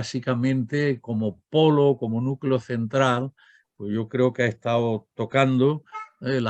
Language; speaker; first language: Spanish; native; Spanish